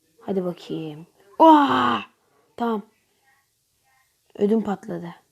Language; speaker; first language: Turkish; native; Turkish